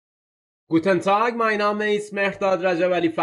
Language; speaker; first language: German; non-native, fluent; Persian